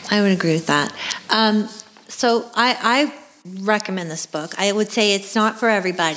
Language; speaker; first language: English; native; English